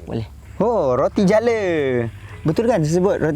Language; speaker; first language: Malay; native; Malay